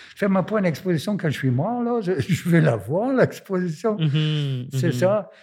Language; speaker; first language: French; non-native, fluent; German